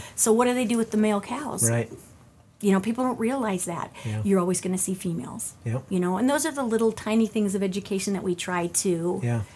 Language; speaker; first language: English; native; English